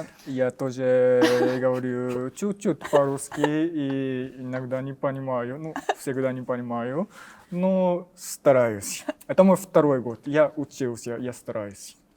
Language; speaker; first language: Russian; non-native, learner; Japanese